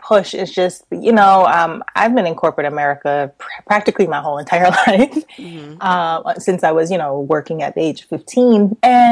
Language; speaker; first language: English; native; English